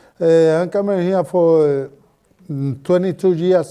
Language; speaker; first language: English; non-native, learner; Spanish